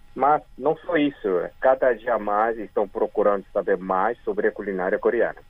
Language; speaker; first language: Portuguese; early bilingual, other home language; Korean